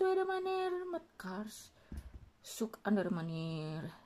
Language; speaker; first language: Dutch; non-native, learner; Indonesian